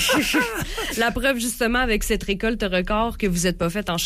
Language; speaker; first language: French; native; French